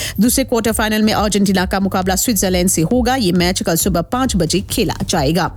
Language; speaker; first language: Hindi; non-native, local second language; Morisyen